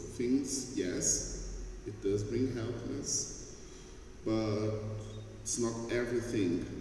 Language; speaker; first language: English; non-native, fluent; Portuguese